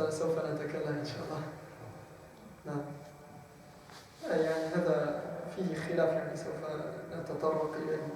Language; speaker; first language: Arabic; non-native, fluent; French